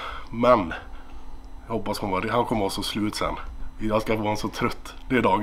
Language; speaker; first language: Swedish; native; Swedish